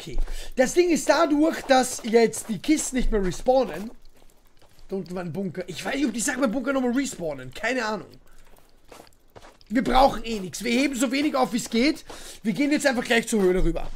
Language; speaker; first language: German; native; German